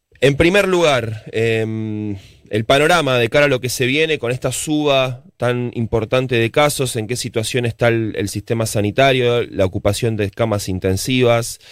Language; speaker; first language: Spanish; native; Spanish